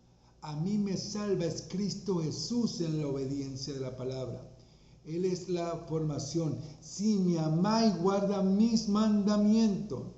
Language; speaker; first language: Spanish; native; Spanish